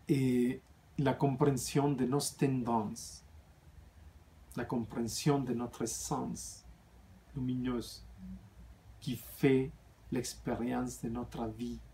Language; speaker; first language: French; non-native, fluent; Spanish